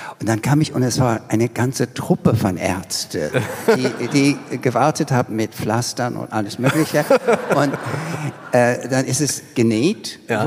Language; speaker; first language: German; non-native, learner; English